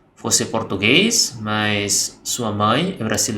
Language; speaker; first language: Portuguese; non-native, learner; Indonesian